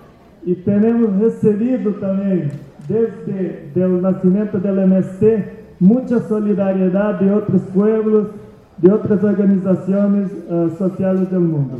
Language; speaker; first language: Spanish; non-native, fluent; Portuguese